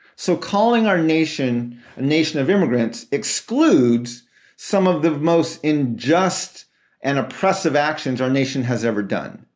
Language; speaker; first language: English; native; English